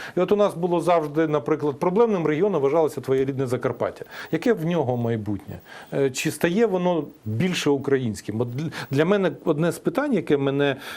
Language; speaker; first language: Ukrainian; native; Ukrainian